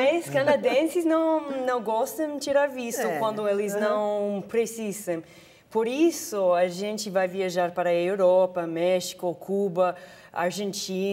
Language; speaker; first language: Portuguese; non-native, fluent; English